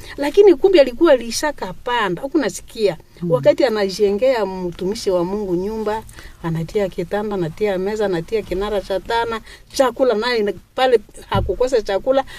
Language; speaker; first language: Swahili; non-native, local second language; Nande